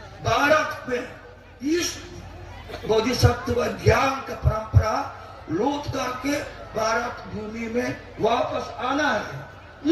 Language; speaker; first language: Hindi; non-native, learner; Japanese